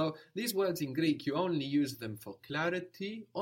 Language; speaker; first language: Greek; non-native, fluent; English